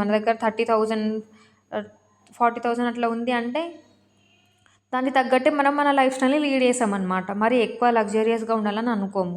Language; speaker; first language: Telugu; native; Telugu